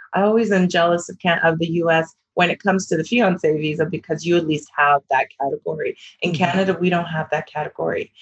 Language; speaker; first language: English; native; English